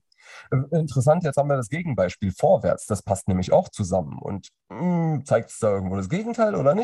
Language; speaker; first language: German; native; German